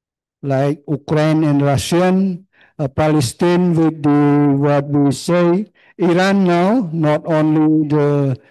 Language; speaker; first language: English; non-native, learner; Khmer